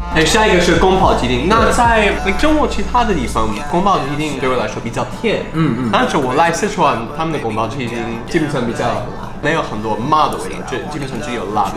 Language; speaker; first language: Chinese; non-native, fluent; English